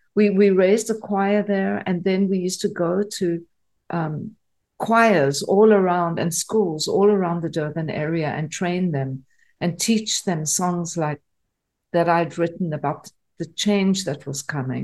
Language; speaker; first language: English; native; English